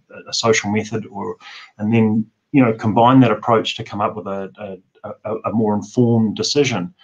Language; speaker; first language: English; native; English